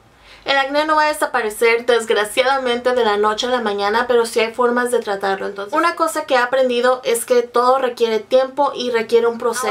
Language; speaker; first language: Spanish; native; Spanish